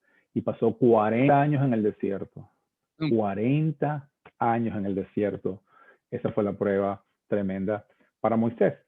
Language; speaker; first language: Spanish; native; Spanish